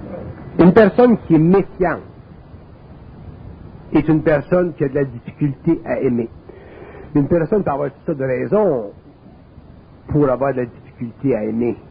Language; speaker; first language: French; native; French